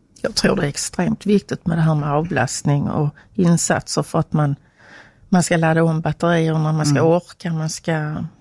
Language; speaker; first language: Swedish; native; Swedish